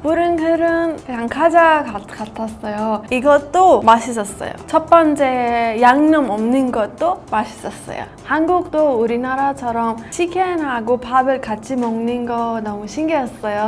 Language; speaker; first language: Korean; non-native, fluent; Persian